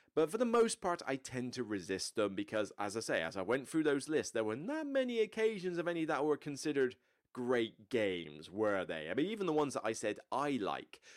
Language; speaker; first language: English; native; English